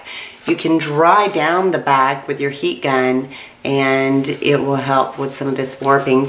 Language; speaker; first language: English; native; English